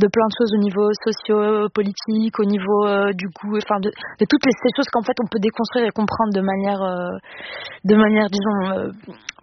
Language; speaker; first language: French; non-native, local second language; Arabic